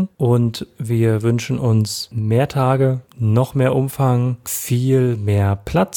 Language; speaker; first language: German; native; German